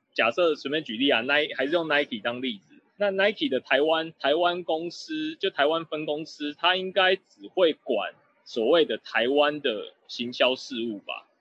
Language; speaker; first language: Chinese; native; Chinese